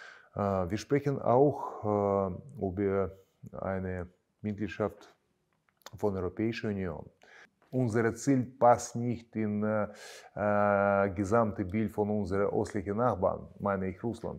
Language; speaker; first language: German; non-native, fluent; Russian